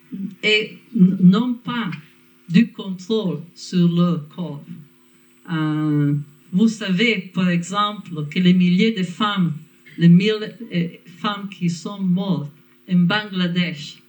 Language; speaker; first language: French; non-native, fluent; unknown